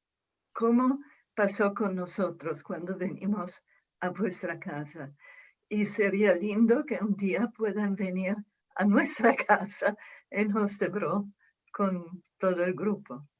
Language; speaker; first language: Spanish; non-native, fluent; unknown